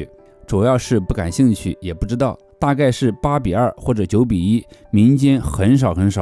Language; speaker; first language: Chinese; native; Chinese